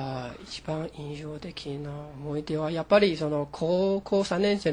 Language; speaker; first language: Japanese; non-native, fluent; Chinese